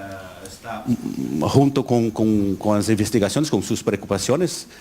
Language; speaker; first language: Spanish; non-native, learner; Portuguese